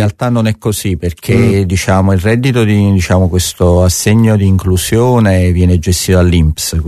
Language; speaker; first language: Italian; native; Italian